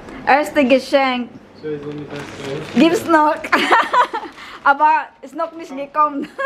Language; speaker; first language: German; non-native, learner; Filipino